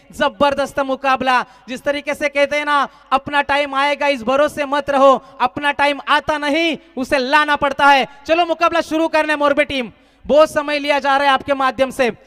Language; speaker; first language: Hindi; non-native, local second language; Marathi